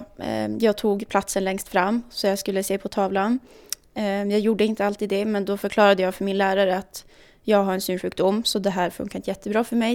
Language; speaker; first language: Swedish; native; Swedish